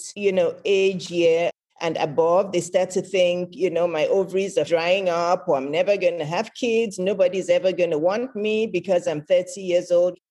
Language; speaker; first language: English; non-native, local second language; Yoruba